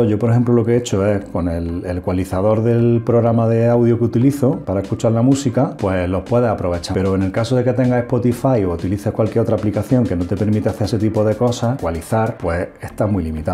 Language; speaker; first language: Spanish; native; Spanish